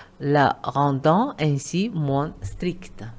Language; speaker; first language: French; non-native, fluent; Uzbek